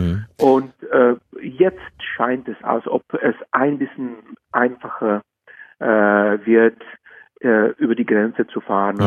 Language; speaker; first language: German; non-native, fluent; Czech